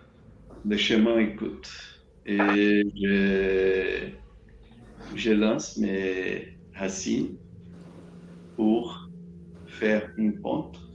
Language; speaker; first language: French; non-native, learner; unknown